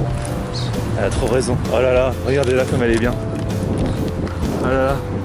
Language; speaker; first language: French; native; French